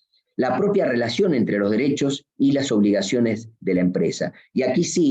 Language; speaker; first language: Spanish; native; Spanish